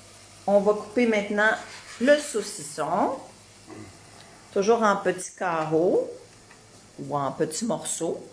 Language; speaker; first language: French; native; French